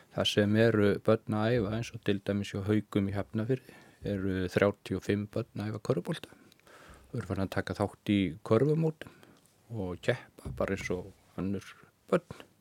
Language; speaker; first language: Icelandic; native; Icelandic